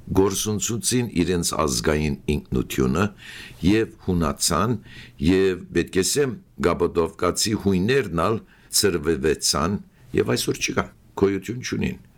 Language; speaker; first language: Armenian; early bilingual, heritage; Armenian